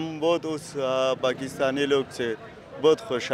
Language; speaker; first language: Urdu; non-native, learner; Pashto